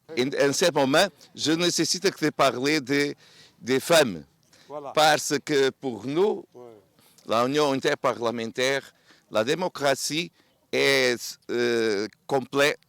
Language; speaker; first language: French; non-native, fluent; Portuguese